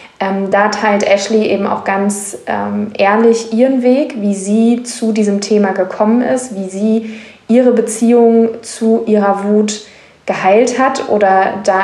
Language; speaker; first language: German; native; German